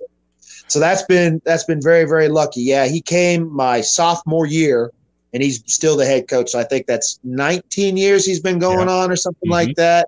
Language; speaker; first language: English; native; English